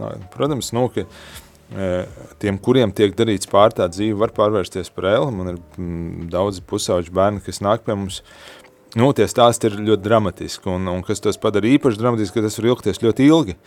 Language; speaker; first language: Latvian; native; Latvian